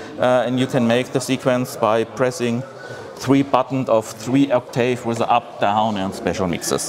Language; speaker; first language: English; non-native, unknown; German